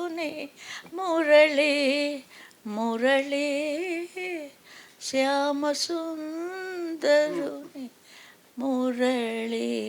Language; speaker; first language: Telugu; native; Telugu